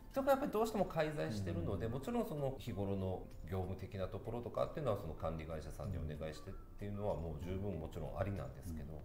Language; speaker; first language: Japanese; native; Japanese